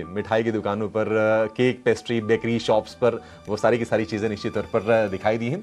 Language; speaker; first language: Hindi; native; Hindi